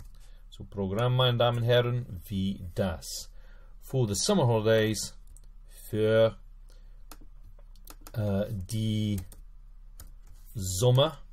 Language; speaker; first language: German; non-native, fluent; English